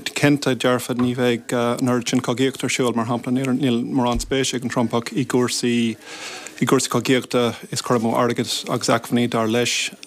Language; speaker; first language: Irish; non-native, local second language; English